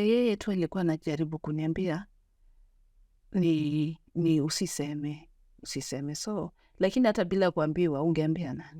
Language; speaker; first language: Swahili; native; Swahili